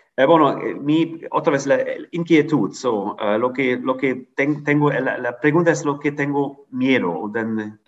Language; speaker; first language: Spanish; non-native, fluent; German